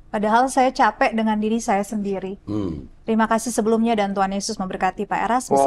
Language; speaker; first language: Indonesian; native; Indonesian